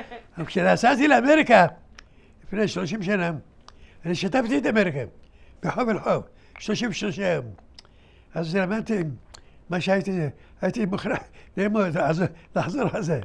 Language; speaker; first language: Hebrew; early bilingual, other home language; Arabic